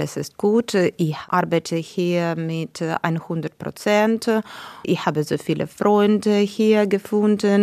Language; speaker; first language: German; non-native, learner; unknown